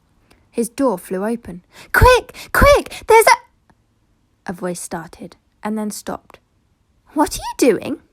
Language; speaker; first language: English; native; English